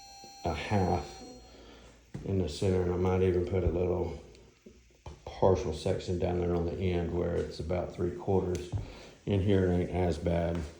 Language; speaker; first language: English; native; English